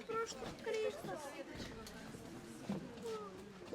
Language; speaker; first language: Russian; early bilingual, other home language; English